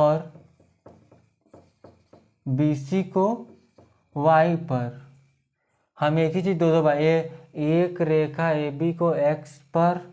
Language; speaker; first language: Hindi; native; Hindi